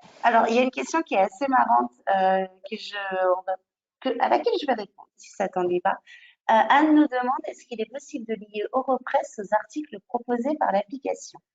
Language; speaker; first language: French; native; French